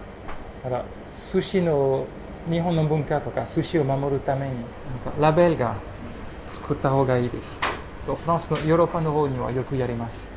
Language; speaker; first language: Japanese; non-native, learner; French